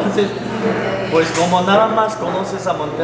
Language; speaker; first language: Spanish; non-native, fluent; Korean